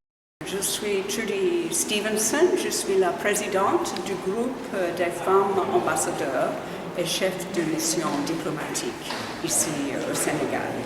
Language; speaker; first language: French; non-native, fluent; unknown